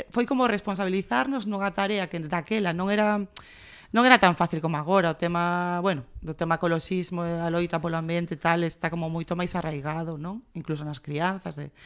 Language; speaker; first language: Galician; non-native, local second language; Spanish